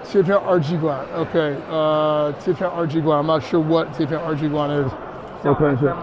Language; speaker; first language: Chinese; non-native, fluent; English